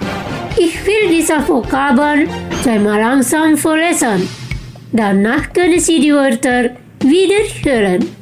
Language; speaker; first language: German; non-native, fluent; Indonesian